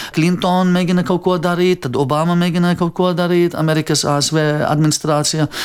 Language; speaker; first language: Latvian; non-native, fluent; Arabic